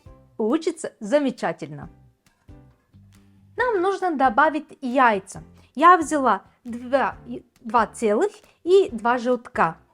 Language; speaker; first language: Russian; non-native, fluent; Bulgarian